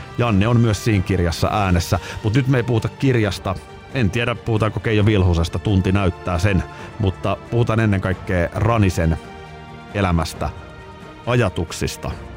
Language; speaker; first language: Finnish; native; Finnish